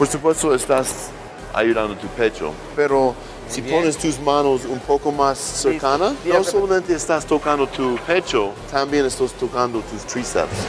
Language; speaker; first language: Spanish; non-native, learner; English